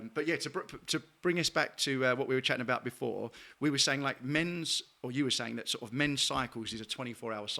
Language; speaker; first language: English; native; English